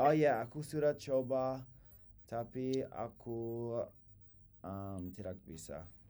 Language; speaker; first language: Indonesian; non-native, learner; English